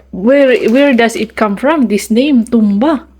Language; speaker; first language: English; non-native, local second language; Cebuano